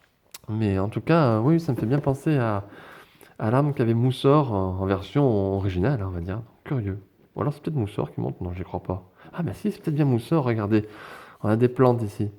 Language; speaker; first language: French; native; French